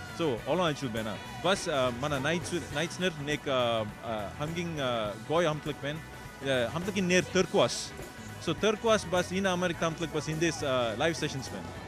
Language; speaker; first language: Mongolian; non-native, learner; English